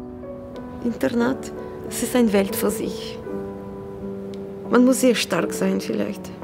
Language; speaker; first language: German; non-native, learner; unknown